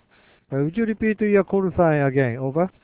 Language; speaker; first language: English; non-native, learner; Japanese